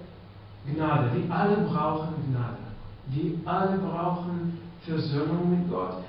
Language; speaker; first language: German; non-native, fluent; Russian